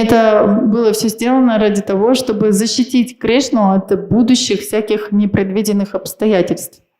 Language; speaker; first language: Russian; native; Russian